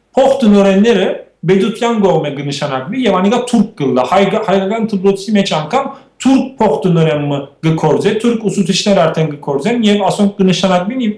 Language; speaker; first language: Armenian; native; Armenian